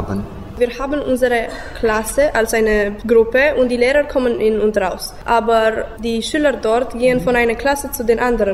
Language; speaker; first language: German; non-native, local second language; Romanian